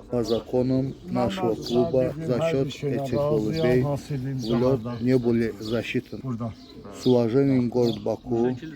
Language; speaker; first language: Russian; non-native, local second language; Azerbaijani